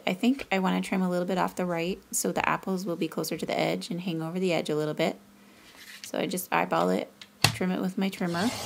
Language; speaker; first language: English; native; English